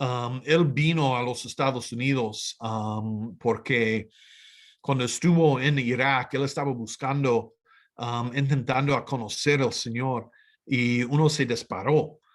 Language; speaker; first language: Spanish; non-native, fluent; English